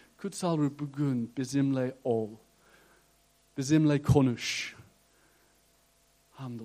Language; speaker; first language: Turkish; non-native, fluent; English